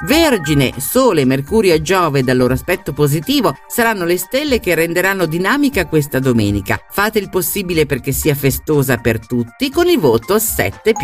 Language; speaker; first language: Italian; native; Italian